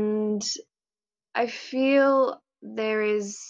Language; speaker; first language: English; native; English